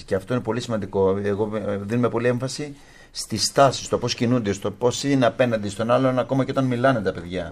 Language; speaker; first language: Greek; native; Greek